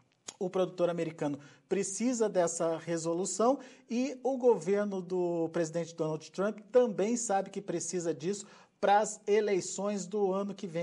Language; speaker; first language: Portuguese; native; Portuguese